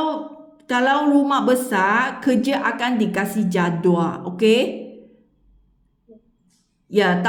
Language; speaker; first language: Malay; non-native, local second language; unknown